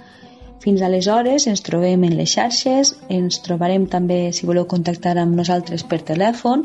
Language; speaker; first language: Catalan; native; Catalan